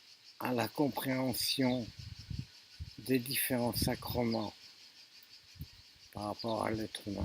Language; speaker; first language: French; native; French